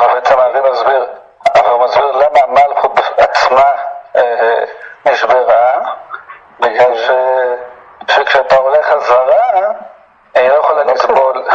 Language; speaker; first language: Hebrew; native; Hebrew